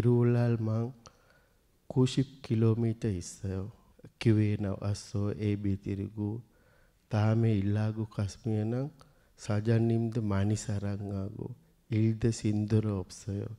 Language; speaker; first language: Korean; non-native, learner; Sinhala